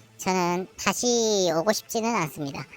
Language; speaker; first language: Korean; non-native, learner; Lao